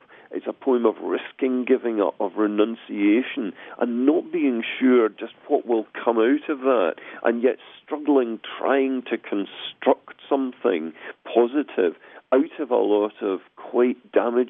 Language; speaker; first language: English; native; English